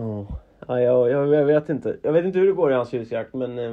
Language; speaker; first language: Swedish; native; Swedish